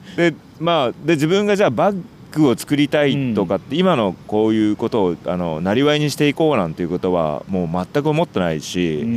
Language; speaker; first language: Japanese; native; Japanese